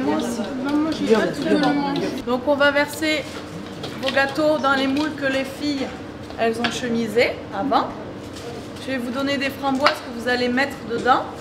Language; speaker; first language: French; native; French